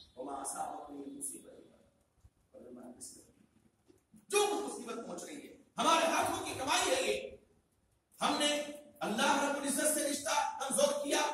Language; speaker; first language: Urdu; native; Urdu